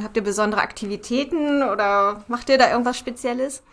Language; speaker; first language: German; native; German